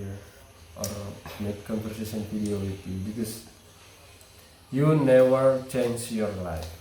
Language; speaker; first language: English; non-native, learner; Indonesian